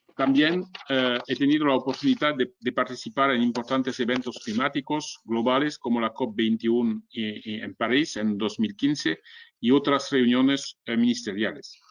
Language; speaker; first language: Spanish; non-native, fluent; French